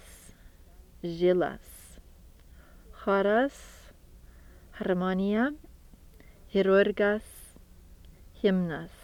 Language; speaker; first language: Lithuanian; early bilingual, heritage; Lithuanian